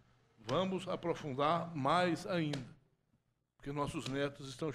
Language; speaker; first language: Portuguese; native; Portuguese